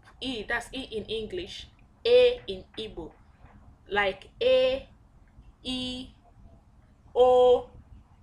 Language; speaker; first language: English; non-native, local second language; Igbo